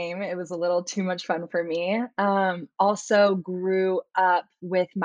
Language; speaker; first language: English; native; English